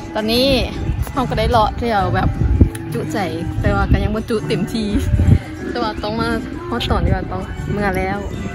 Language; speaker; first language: Thai; native; Thai